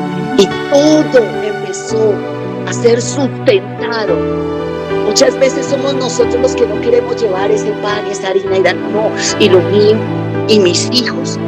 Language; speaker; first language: Spanish; native; Spanish